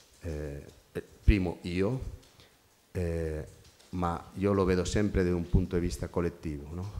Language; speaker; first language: Italian; non-native, fluent; Spanish